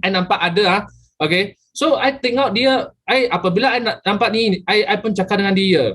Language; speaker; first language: Malay; native; Malay